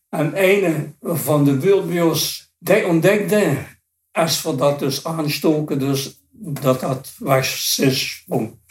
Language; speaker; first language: Dutch; native; Dutch